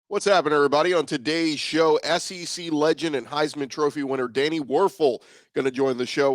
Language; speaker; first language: English; native; English